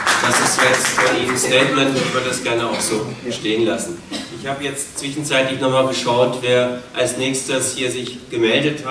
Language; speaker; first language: German; native; German